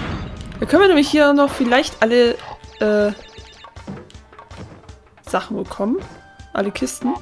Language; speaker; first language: German; native; German